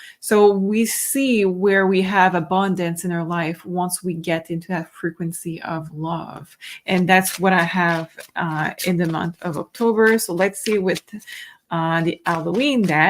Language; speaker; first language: English; non-native, fluent; French